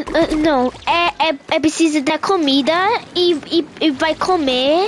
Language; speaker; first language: Portuguese; early bilingual, heritage; Portuguese